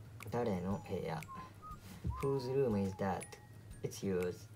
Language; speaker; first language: English; non-native, learner; Japanese